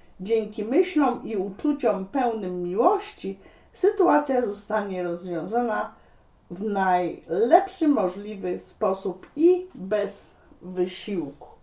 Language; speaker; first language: Polish; native; Polish